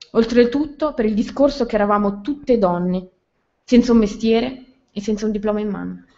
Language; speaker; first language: Italian; native; Italian